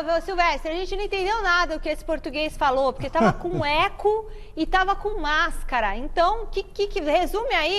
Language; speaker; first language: Portuguese; native; Portuguese